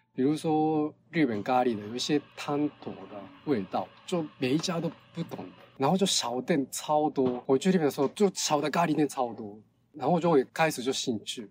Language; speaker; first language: Chinese; non-native, learner; Japanese